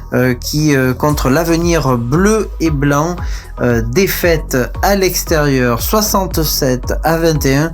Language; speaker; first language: French; native; French